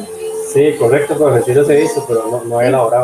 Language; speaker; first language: Spanish; native; Spanish